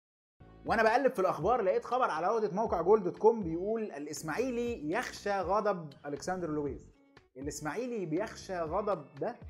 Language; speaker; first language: Arabic; native; Arabic